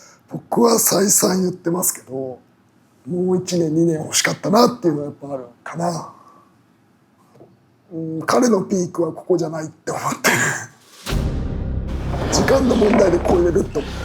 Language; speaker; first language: Japanese; native; Japanese